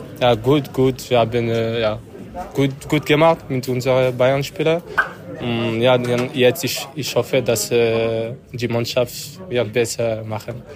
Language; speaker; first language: German; non-native, learner; French